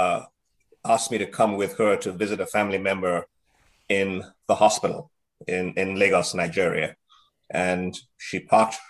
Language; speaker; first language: English; non-native, local second language; Yoruba